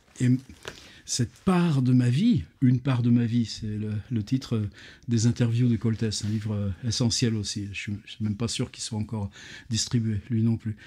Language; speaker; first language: French; native; French